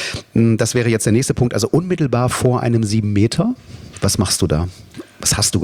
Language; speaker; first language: German; native; German